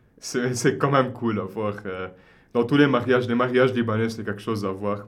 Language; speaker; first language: French; non-native, local second language; Arabic